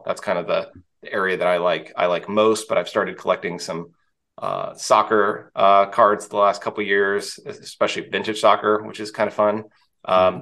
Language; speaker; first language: English; native; English